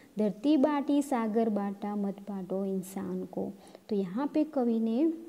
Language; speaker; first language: Hindi; non-native, local second language; Gamit